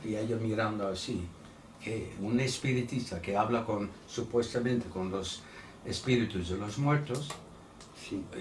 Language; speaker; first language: Spanish; non-native, fluent; Dutch